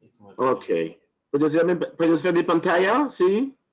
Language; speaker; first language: Spanish; non-native, learner; French